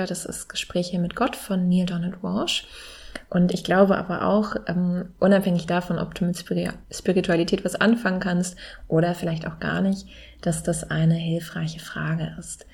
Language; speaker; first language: German; native; German